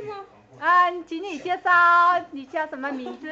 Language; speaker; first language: Chinese; non-native, learner; Vietnamese